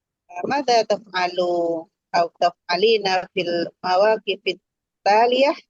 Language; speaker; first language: Arabic; non-native, learner; Indonesian